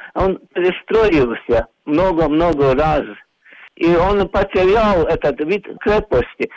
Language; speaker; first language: Russian; non-native, local second language; Latvian